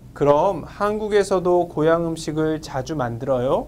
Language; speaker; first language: Korean; non-native, fluent; Vietnamese